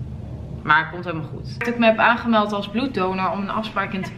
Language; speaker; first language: Dutch; native; Dutch